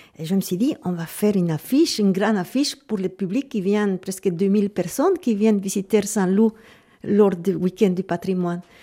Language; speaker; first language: French; non-native, fluent; Spanish